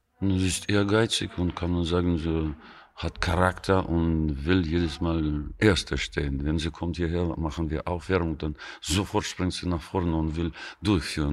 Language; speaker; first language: German; non-native, fluent; Russian